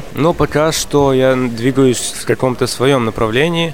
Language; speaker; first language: Russian; early bilingual, other home language; Uzbek